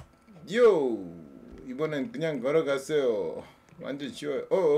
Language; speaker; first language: Korean; native; Korean